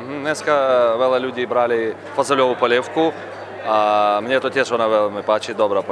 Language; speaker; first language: Slovak; non-native, learner; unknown